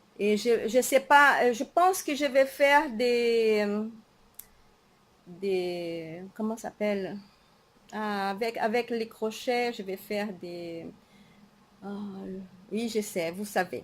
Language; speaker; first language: French; non-native, fluent; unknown